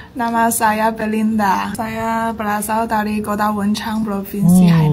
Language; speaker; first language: Indonesian; non-native, learner; Chinese